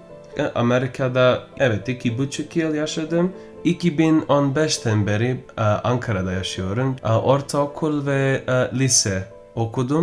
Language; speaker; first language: Turkish; non-native, learner; Bosnian